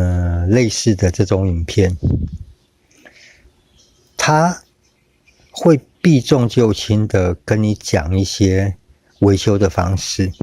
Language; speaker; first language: Chinese; native; Chinese